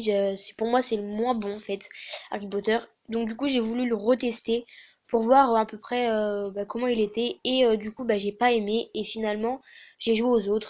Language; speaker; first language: French; native; French